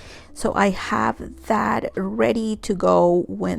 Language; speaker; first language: English; non-native, fluent; Spanish